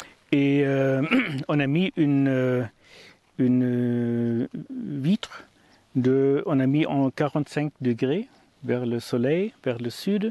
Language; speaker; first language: French; non-native, learner; German